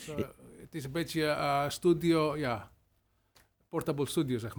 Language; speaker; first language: Dutch; non-native, learner; Greek